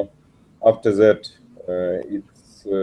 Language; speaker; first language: English; non-native, learner; Russian